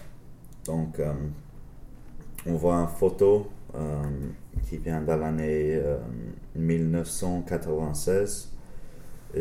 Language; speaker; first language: French; non-native, learner; English